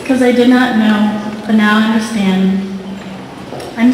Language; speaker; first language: English; early bilingual, heritage; Vietnamese